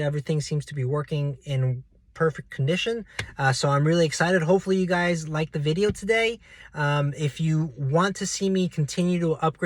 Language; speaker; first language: English; native; English